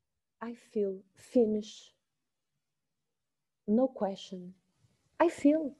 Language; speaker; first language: English; non-native, learner; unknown